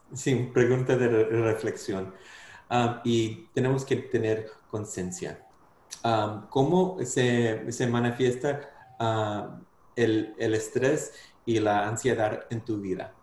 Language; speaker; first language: Spanish; non-native, fluent; English